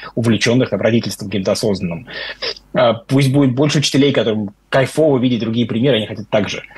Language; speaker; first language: Russian; native; Russian